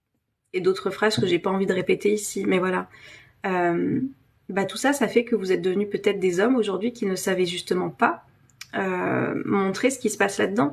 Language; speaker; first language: French; native; French